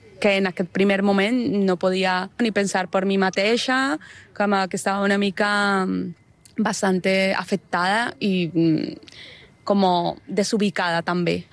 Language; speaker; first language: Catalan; non-native, learner; Spanish